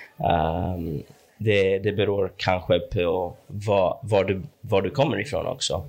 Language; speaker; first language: Swedish; non-native, fluent; English